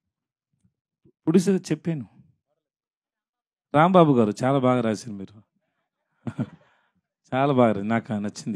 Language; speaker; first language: Telugu; non-native, learner; Tamil